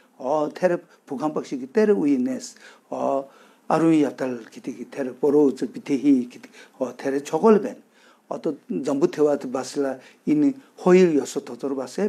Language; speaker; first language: Mongolian; non-native, fluent; Tibetan